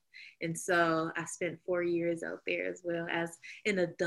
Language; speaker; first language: English; native; English